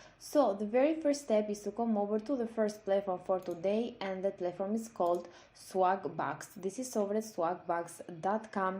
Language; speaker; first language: English; non-native, fluent; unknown